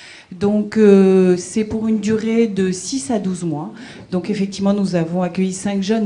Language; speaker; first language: French; native; French